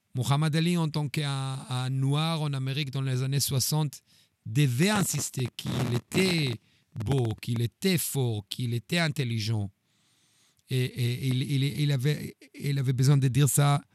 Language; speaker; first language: French; non-native, fluent; Hebrew